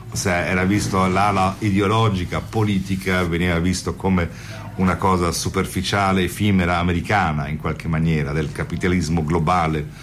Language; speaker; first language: Italian; non-native, fluent; Spanish